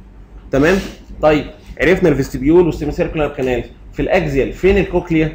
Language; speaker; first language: Arabic; native; Arabic